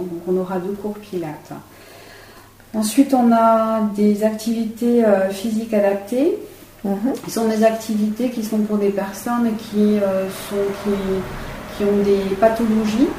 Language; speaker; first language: French; native; French